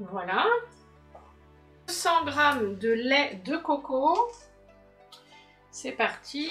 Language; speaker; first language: French; native; French